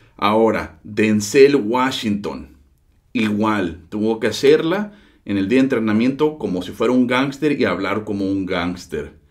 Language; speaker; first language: Spanish; early bilingual, heritage; Spanish